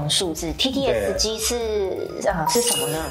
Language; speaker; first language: Chinese; native; Chinese